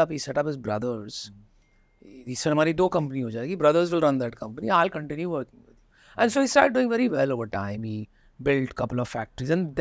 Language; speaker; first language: English; non-native, local second language; Hindi